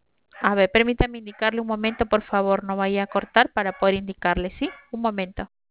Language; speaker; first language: Spanish; native; Spanish